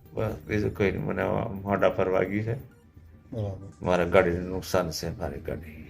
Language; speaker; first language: Gujarati; non-native, local second language; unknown